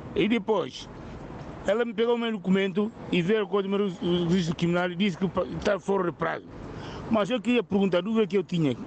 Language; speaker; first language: Portuguese; non-native, local second language; Upper Guinea Crioulo